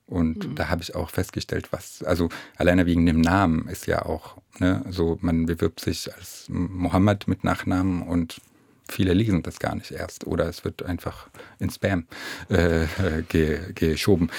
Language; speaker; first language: German; non-native, fluent; Arabic